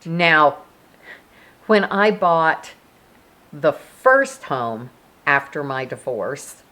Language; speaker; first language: English; native; English